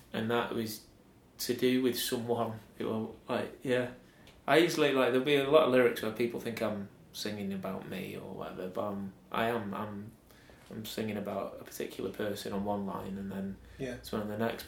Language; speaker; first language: English; native; English